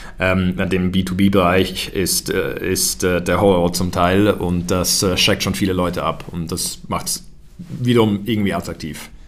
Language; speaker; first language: German; early bilingual, heritage; German